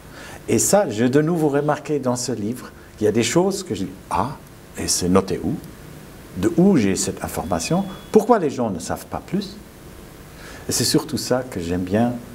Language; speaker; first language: French; non-native, fluent; German